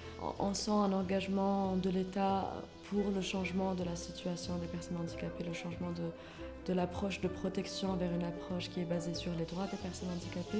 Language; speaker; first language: French; non-native, local second language; Arabic